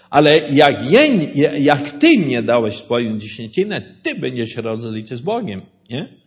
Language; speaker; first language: Polish; non-native, learner; Portuguese